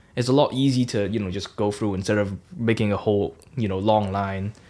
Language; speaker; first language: English; non-native, local second language; Cantonese